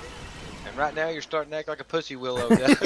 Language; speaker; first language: English; native; English